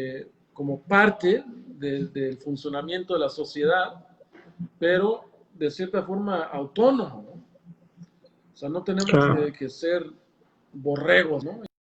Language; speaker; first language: Spanish; native; Spanish